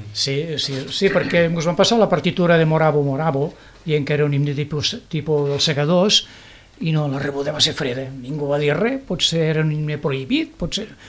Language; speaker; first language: Catalan; native; Catalan